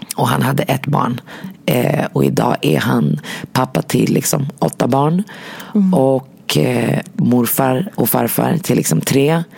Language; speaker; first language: Swedish; native; Swedish